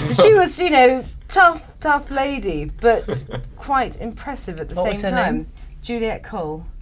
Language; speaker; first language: English; native; English